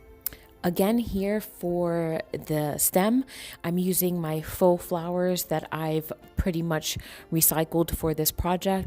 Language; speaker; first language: English; native; English